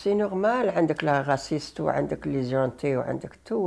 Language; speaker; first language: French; non-native, learner; Arabic